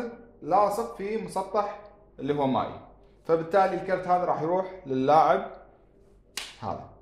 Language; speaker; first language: Arabic; native; Arabic